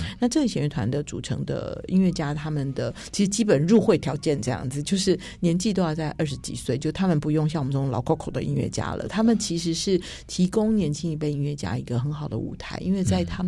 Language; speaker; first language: Chinese; native; Chinese